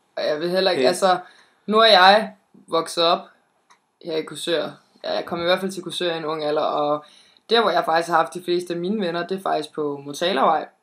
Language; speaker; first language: Danish; native; Danish